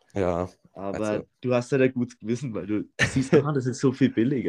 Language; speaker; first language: German; native; German